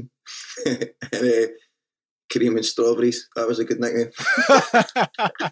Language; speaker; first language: English; native; English